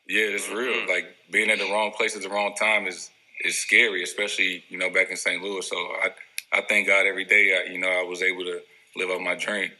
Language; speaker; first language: English; native; English